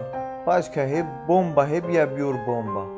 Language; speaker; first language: Turkish; non-native, learner; Arabic